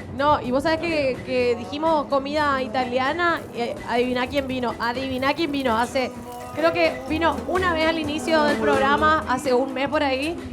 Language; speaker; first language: Spanish; native; Spanish